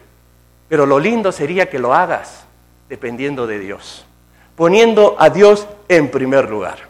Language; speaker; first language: Spanish; native; Spanish